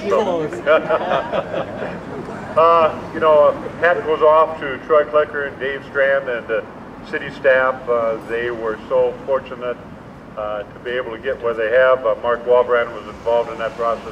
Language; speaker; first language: English; native; English